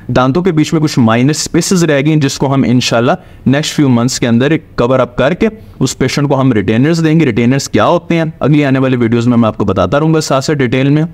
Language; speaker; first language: Urdu; native; Urdu